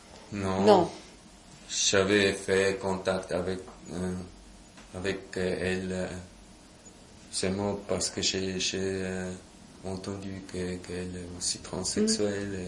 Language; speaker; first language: French; non-native, local second language; German